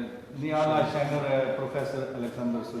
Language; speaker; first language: Swedish; non-native, fluent; Urdu